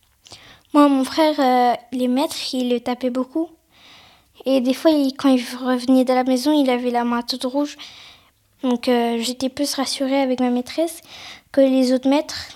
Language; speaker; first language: French; early bilingual, other home language; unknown